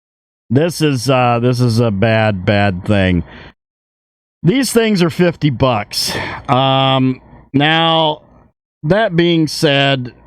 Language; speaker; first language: English; native; English